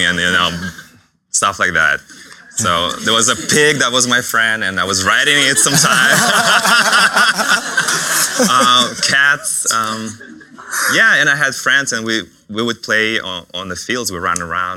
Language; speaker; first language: English; non-native, fluent; Russian